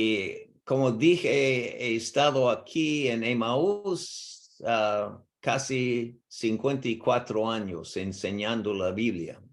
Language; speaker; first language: Spanish; non-native, learner; English